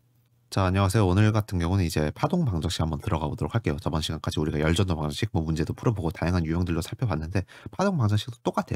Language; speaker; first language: Korean; native; Korean